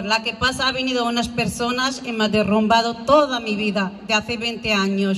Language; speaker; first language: Spanish; non-native, fluent; Arabic